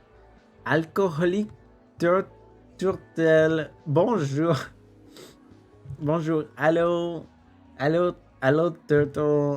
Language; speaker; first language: French; non-native, local second language; English